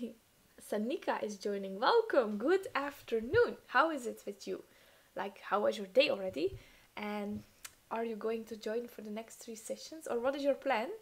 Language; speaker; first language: English; non-native, fluent; Dutch